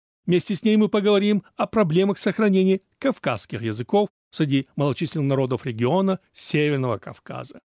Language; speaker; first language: Russian; non-native, local second language; Chechen